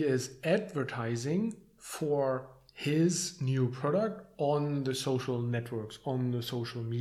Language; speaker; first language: English; non-native, fluent; German